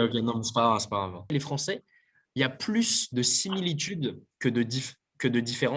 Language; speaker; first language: French; native; French